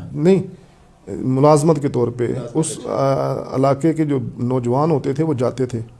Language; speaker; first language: Urdu; non-native, local second language; Punjabi